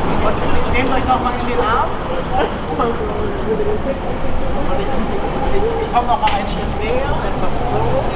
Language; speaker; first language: German; native; German